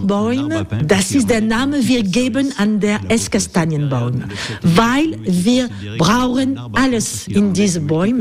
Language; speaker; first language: German; non-native, learner; French